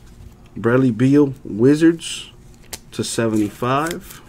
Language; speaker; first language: English; native; English